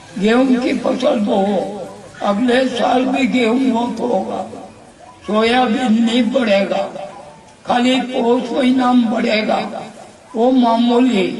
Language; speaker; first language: Hindi; native; Hindi